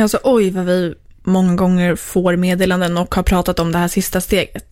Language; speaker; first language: Swedish; native; Swedish